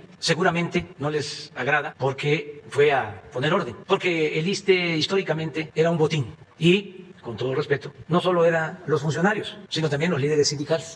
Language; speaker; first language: Spanish; native; Spanish